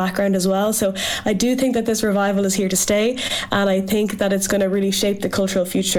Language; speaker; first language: English; native; English